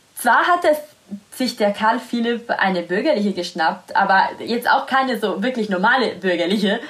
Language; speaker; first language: German; non-native, fluent; Italian